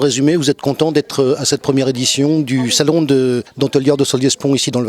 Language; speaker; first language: French; native; French